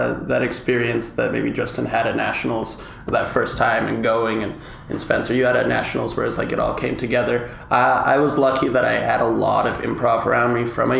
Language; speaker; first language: English; native; English